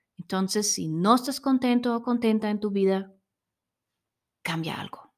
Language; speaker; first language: Spanish; non-native, learner; German